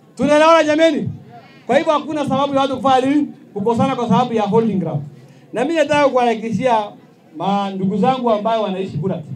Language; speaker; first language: Swahili; non-native, local second language; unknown